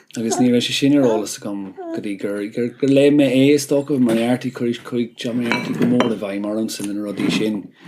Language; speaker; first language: Irish; non-native, local second language; English